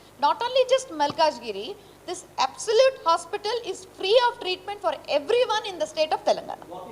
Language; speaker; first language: English; non-native, local second language; Telugu